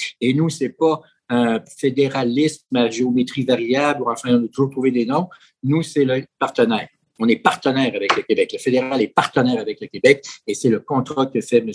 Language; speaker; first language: French; native; French